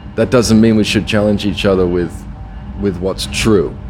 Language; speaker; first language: English; native; English